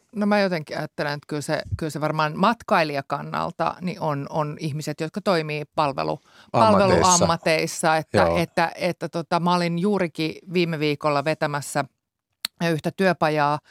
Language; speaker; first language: Finnish; native; Finnish